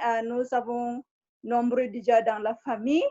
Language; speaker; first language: French; non-native, fluent; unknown